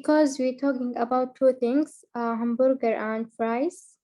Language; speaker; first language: English; non-native, learner; Arabic